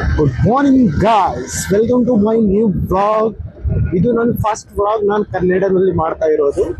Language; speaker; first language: Kannada; non-native, local second language; Lambadi